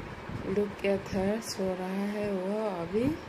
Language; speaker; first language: Hindi; non-native, local second language; Bangla